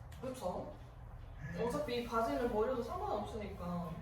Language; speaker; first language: Korean; non-native, fluent; Japanese